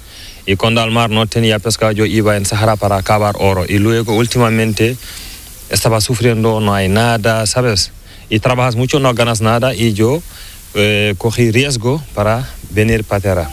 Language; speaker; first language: Spanish; non-native, learner; Fula